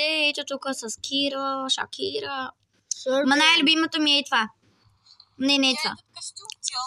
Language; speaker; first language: Bulgarian; early bilingual, other home language; Russian